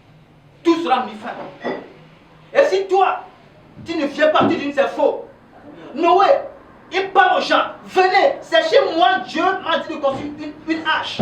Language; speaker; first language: French; non-native, local second language; Ewe